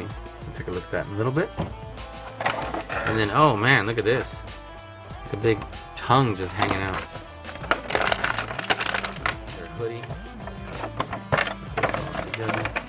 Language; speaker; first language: English; native; English